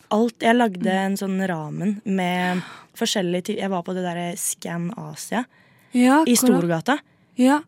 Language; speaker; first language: Norwegian; native; Norwegian